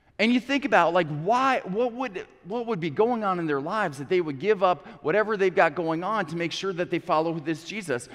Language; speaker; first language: English; native; English